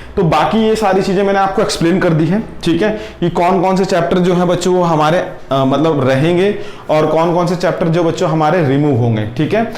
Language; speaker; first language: Hindi; native; Hindi